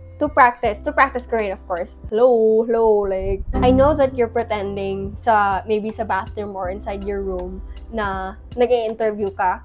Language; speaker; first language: English; non-native, local second language; Filipino